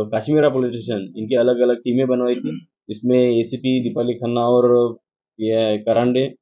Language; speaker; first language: Hindi; non-native, local second language; Marathi